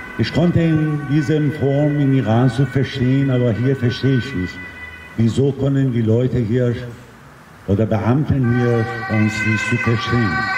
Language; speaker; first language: German; non-native, fluent; Persian